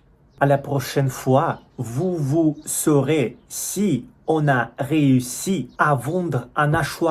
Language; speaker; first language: French; non-native, fluent; Russian